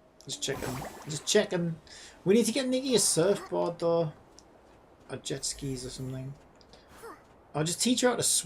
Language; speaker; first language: English; native; English